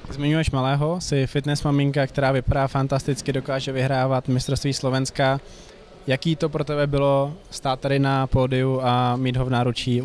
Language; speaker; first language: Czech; native; Czech